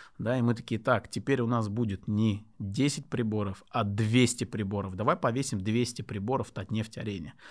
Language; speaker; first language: Russian; non-native, local second language; Lezghian